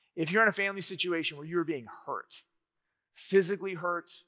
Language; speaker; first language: English; native; English